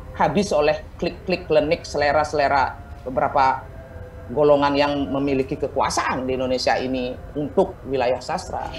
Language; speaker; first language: Indonesian; native; Indonesian